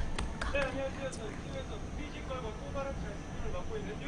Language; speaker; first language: Korean; native; Korean